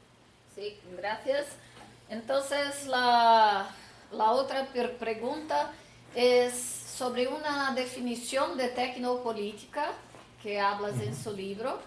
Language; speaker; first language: Spanish; non-native, learner; Portuguese